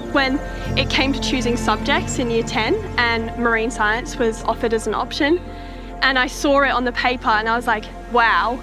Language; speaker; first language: English; native; English